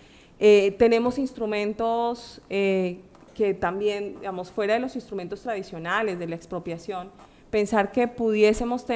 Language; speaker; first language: Spanish; native; Spanish